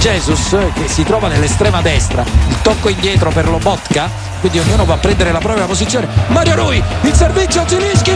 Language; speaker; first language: Italian; native; Italian